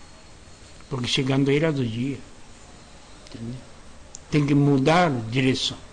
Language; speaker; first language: Portuguese; non-native, learner; Japanese